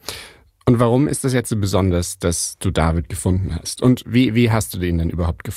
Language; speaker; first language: German; native; German